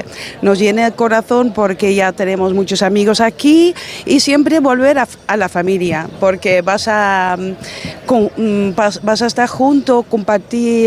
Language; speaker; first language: Spanish; non-native, fluent; Dutch